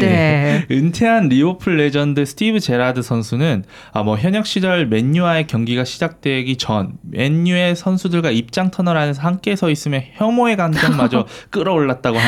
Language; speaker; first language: Korean; native; Korean